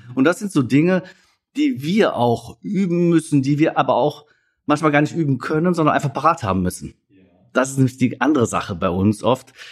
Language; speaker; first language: German; native; German